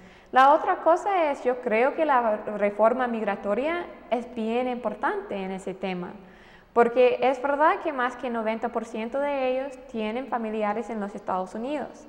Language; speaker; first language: Spanish; non-native, fluent; English